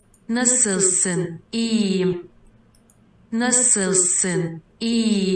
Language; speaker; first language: Turkish; non-native, learner; French